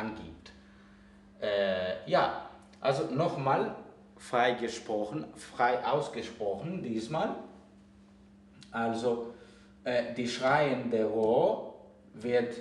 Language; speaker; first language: German; non-native, fluent; Greek